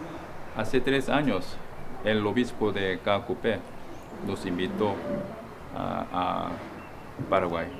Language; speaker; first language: Spanish; non-native, fluent; Korean